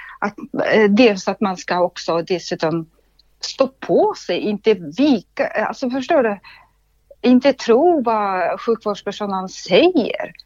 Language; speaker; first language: Swedish; non-native, fluent; Russian